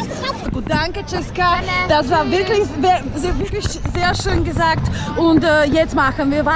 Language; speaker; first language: German; non-native, fluent; Slovak